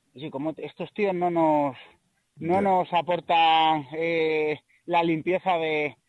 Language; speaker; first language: Spanish; native; Spanish